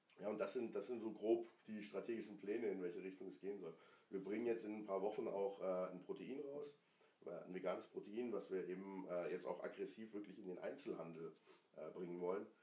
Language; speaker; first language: German; early bilingual, other home language; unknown